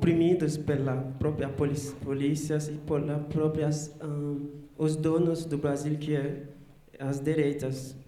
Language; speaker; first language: Portuguese; non-native, learner; Haitian Creole